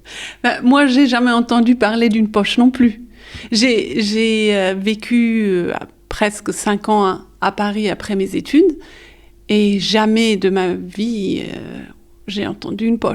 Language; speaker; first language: French; early bilingual, heritage; French